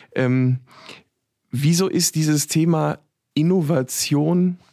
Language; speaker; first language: German; native; German